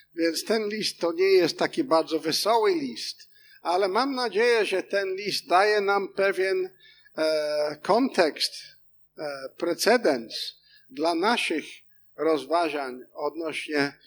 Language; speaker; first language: Polish; non-native, fluent; English